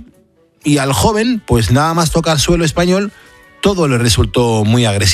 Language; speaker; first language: Spanish; native; Spanish